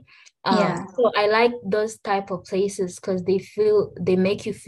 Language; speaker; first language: English; non-native, local second language; Kinyarwanda